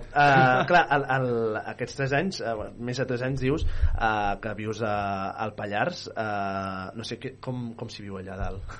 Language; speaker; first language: Catalan; native; Catalan